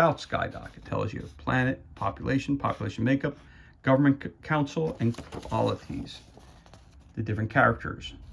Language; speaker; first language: English; native; English